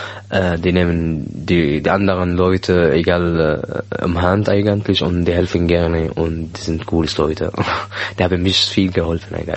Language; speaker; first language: German; non-native, learner; Arabic